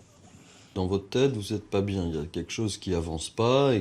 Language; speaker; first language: French; native; French